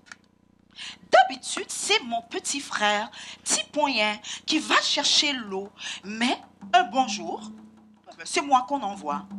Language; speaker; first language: French; non-native, local second language; Haitian Creole